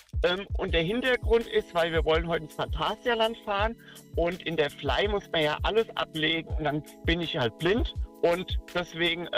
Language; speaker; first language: German; native; German